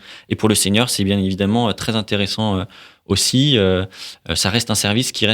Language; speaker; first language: French; native; French